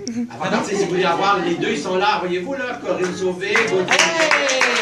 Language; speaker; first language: French; native; French